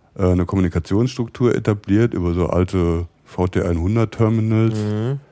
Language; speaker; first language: German; native; German